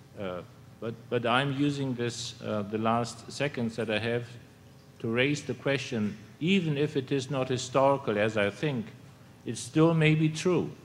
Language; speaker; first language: English; non-native, fluent; German